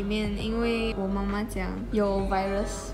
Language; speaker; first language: Chinese; non-native, local second language; Malay